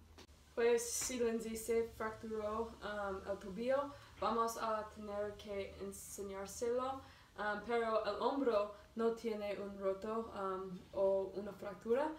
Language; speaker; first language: Spanish; non-native, learner; English